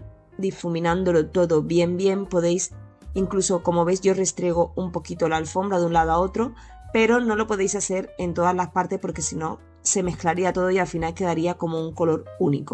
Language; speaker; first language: Spanish; native; Spanish